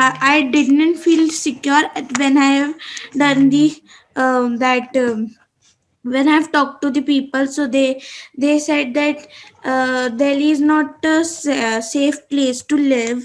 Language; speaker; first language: English; non-native, learner; Hindi